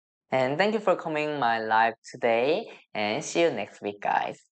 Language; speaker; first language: English; non-native, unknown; Korean